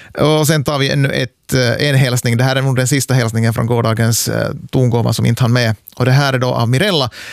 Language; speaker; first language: Swedish; native; Swedish